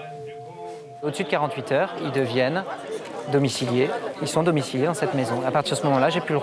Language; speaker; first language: French; native; French